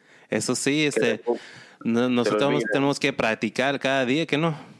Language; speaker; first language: Spanish; non-native, learner; English